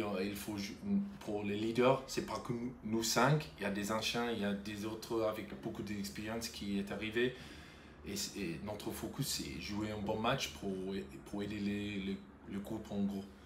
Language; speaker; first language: French; non-native, fluent; English